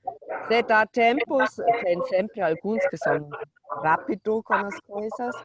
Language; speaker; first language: Portuguese; non-native, fluent; German